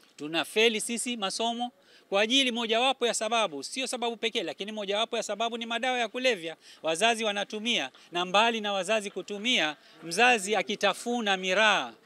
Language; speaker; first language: Swahili; native; Swahili